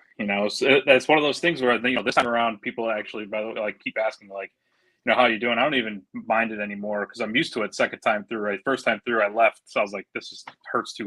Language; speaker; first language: English; native; English